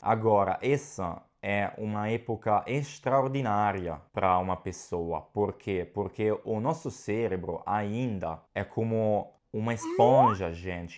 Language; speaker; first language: Portuguese; non-native, fluent; Italian